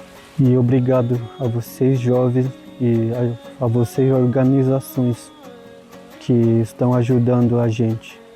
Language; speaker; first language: Portuguese; non-native, local second language; Guarani